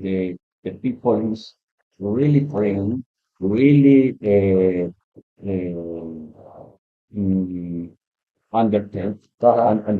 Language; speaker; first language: English; non-native, learner; Spanish